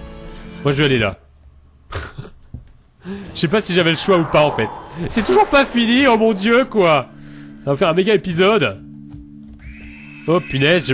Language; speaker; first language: French; native; French